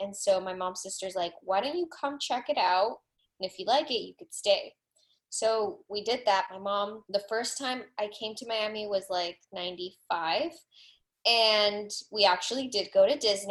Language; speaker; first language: English; early bilingual, other home language; Spanish